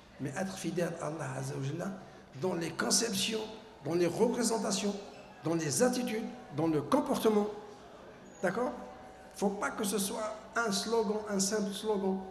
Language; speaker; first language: French; non-native, local second language; Arabic